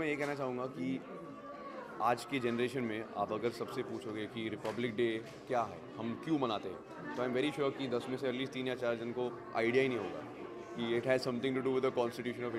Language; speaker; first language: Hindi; native; Hindi